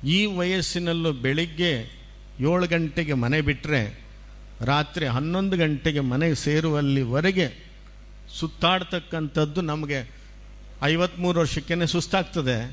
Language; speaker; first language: Kannada; non-native, local second language; Tulu